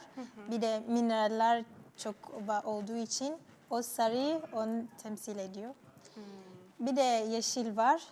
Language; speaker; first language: Turkish; non-native, learner; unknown